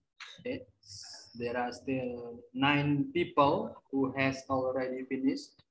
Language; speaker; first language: English; non-native, learner; Indonesian